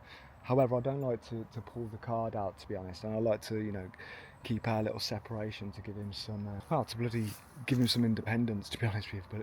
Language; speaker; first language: English; native; English